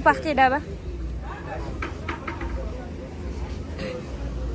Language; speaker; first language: French; non-native, learner; Kazakh